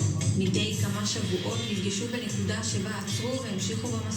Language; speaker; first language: Hebrew; native; Hebrew